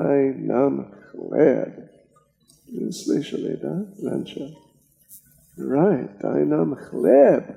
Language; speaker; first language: Russian; non-native, learner; English